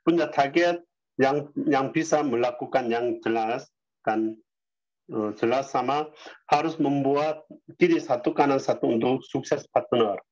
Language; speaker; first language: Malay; non-native, learner; Korean